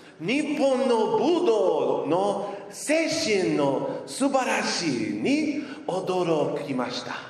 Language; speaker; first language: Japanese; non-native, learner; English